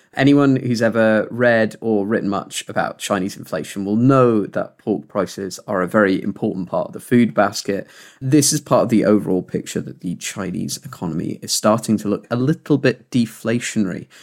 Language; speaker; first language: English; native; English